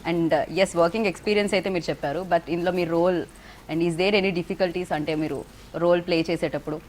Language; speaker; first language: Telugu; native; Telugu